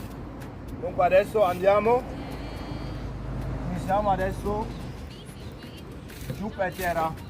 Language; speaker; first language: Italian; non-native, learner; French